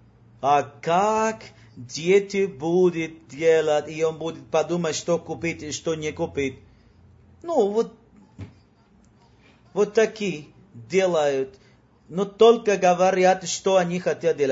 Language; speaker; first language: Russian; non-native, learner; Spanish